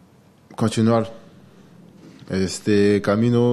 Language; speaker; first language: Spanish; non-native, learner; French